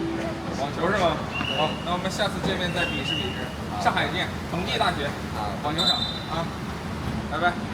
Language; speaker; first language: Chinese; native; Chinese